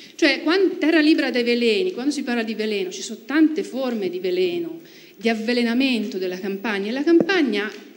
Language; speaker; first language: Italian; native; Italian